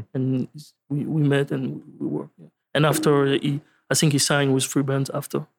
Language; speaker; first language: English; non-native, learner; French